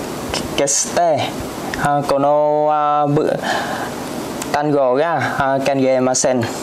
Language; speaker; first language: Japanese; non-native, learner; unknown